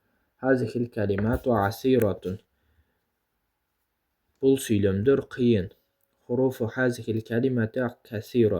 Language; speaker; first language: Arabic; non-native, fluent; Kyrgyz